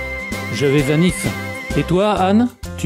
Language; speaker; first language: French; non-native, learner; Azerbaijani